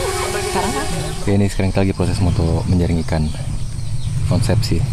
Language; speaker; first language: Indonesian; native; Indonesian